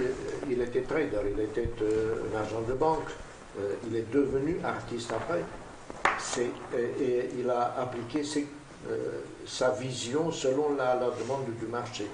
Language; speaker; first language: French; non-native, fluent; Romanian